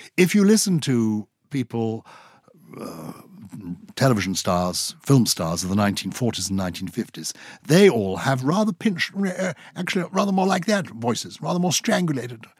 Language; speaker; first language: English; native; English